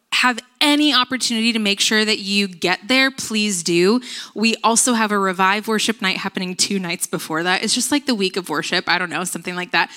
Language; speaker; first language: English; native; English